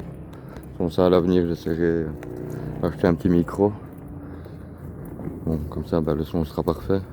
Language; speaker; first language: French; native; French